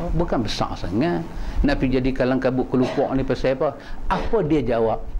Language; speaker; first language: Malay; native; Malay